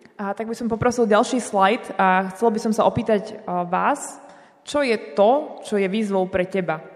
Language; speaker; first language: Slovak; native; Slovak